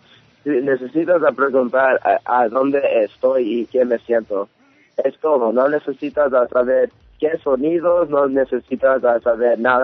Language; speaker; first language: Spanish; early bilingual, heritage; English